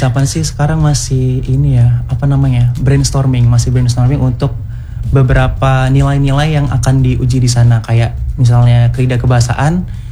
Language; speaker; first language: Indonesian; non-native, local second language; Javanese